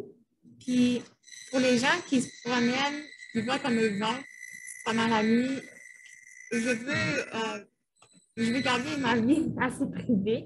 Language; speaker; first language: French; native; French